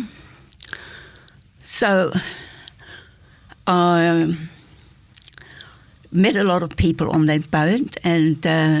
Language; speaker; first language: English; non-native, fluent; German